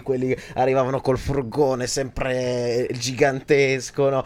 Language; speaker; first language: Italian; native; Italian